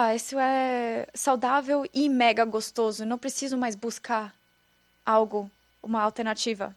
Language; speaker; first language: Portuguese; non-native, fluent; German